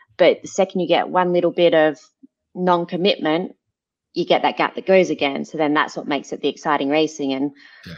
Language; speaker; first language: English; native; English